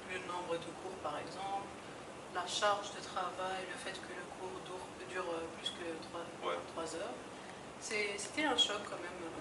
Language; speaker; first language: French; non-native, local second language; Arabic